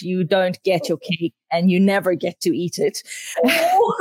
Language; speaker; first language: English; native; English